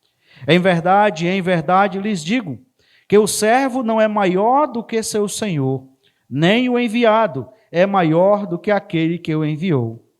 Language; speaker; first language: Portuguese; native; Portuguese